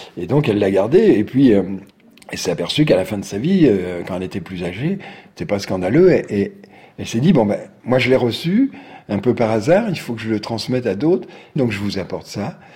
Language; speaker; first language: French; native; French